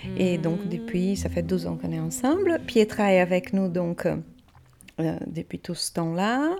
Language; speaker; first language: French; non-native, fluent; Portuguese